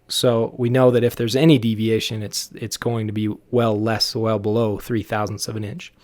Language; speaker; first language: English; native; English